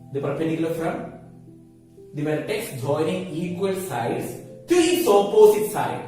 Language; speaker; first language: English; non-native, local second language; Malayalam